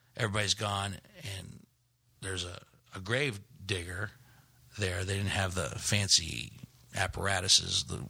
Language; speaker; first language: English; native; English